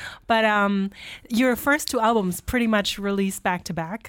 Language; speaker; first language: English; non-native, fluent; German